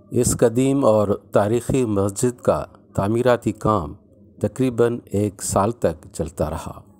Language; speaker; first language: Urdu; non-native, local second language; Sindhi